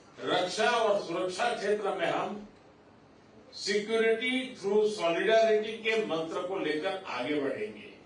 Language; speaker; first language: Hindi; non-native, local second language; Gujarati